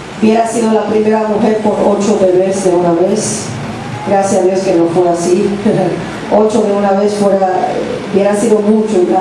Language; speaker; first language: Spanish; early bilingual, heritage; English